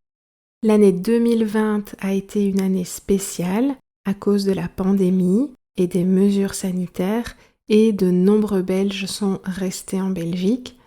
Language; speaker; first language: French; native; French